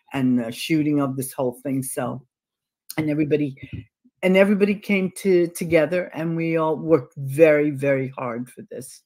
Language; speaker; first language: English; native; English